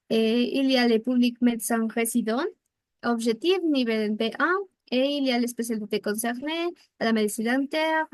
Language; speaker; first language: French; non-native, learner; Spanish